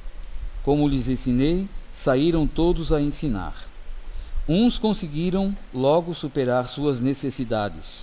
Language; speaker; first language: Portuguese; native; Portuguese